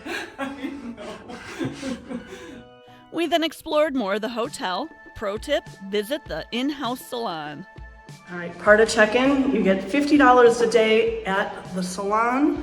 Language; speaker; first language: English; native; English